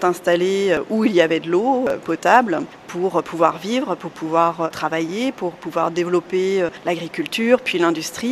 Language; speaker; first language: French; native; French